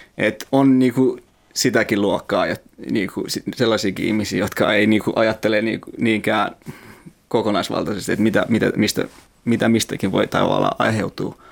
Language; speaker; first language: Finnish; early bilingual, other home language; Persian